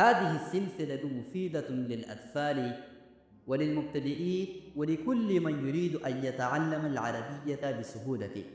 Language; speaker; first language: Arabic; non-native, fluent; Urdu